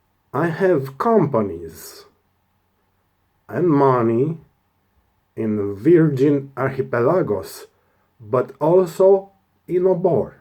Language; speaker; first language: English; non-native, learner; Romanian